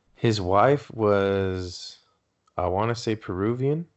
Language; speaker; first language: English; early bilingual, other home language; Spanish